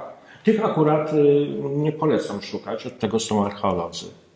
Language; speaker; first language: Polish; native; Polish